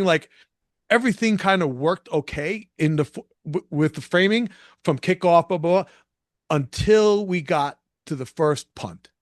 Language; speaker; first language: English; native; English